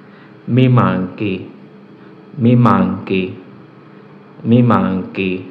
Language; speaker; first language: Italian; non-native, learner; Urdu